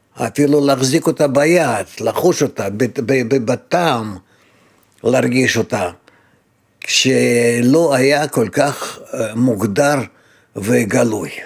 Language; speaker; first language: Hebrew; non-native, fluent; Russian